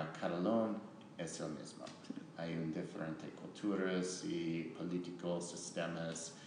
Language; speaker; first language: Spanish; non-native, learner; English